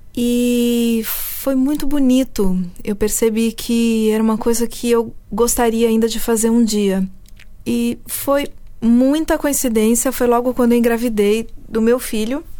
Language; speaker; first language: Portuguese; early bilingual, heritage; Portuguese